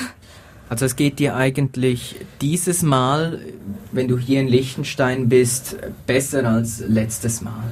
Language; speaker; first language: German; native; German